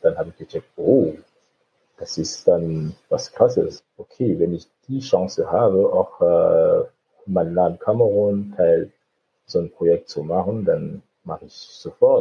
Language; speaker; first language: German; non-native, fluent; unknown